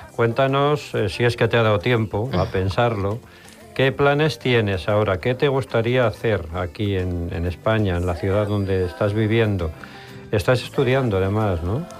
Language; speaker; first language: Spanish; native; Spanish